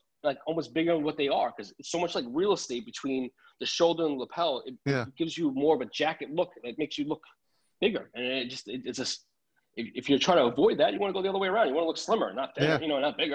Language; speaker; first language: English; early bilingual, other home language; Italian